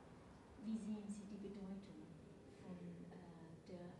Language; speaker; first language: German; non-native, fluent; English